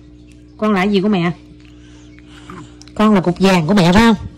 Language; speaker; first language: Vietnamese; native; Vietnamese